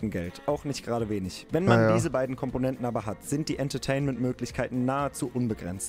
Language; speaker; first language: German; native; German